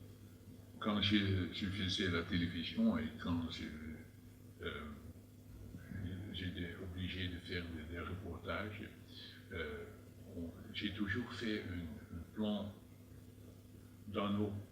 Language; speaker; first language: French; non-native, fluent; Dutch